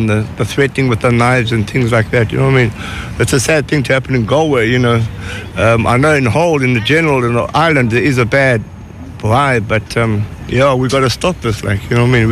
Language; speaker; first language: English; native; English